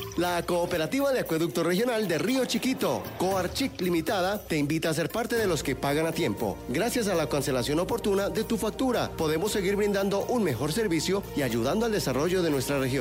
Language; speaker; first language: Spanish; native; Spanish